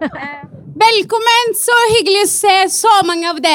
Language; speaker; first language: Norwegian; non-native, fluent; Arabic